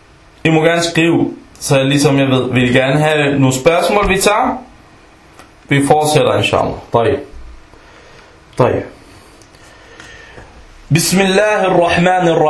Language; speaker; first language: Danish; non-native, local second language; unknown